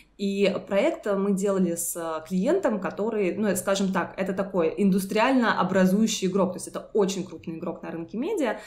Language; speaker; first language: Russian; native; Russian